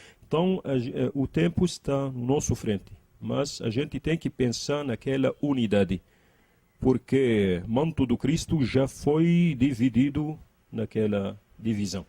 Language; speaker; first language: Portuguese; non-native, learner; Arabic